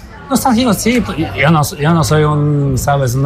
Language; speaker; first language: Spanish; non-native, fluent; Polish